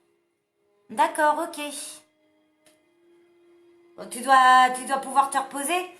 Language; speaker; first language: French; native; French